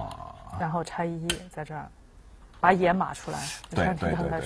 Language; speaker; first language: Chinese; native; Chinese